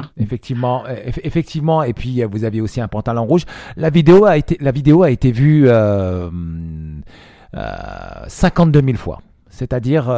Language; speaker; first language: French; native; French